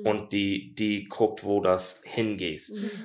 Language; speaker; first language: German; non-native, learner; English